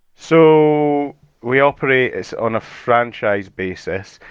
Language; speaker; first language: English; native; English